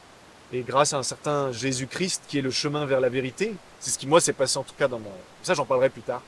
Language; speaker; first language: French; native; French